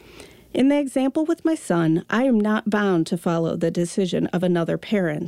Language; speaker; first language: English; native; English